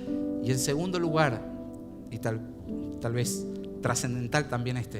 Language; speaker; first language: Spanish; native; Spanish